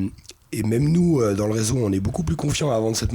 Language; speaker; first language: French; native; French